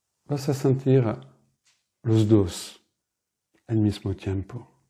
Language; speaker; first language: Spanish; non-native, fluent; French